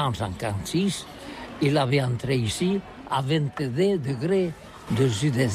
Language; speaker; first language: French; non-native, local second language; Catalan